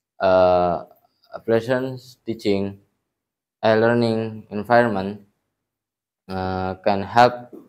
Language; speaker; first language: English; non-native, learner; Indonesian